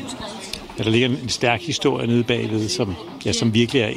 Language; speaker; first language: Danish; native; Danish